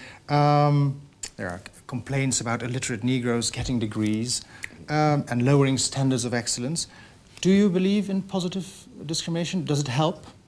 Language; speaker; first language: English; non-native, fluent; Dutch